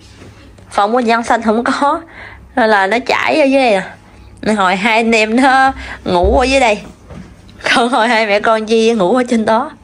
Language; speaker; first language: Vietnamese; native; Vietnamese